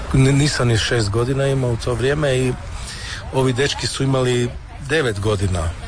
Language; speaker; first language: Serbian; early bilingual, heritage; Croatian